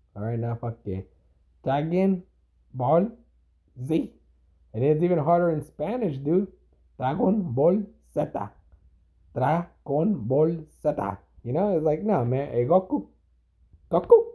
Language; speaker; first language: English; early bilingual, other home language; Spanish